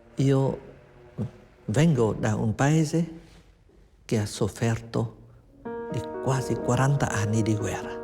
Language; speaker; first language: Italian; non-native, fluent; Vietnamese